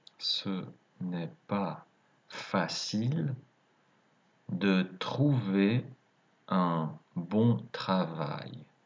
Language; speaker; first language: French; native; French